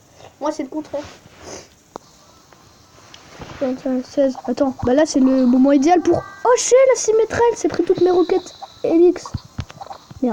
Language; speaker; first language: French; native; French